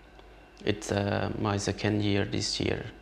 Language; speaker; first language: English; non-native, learner; Khmer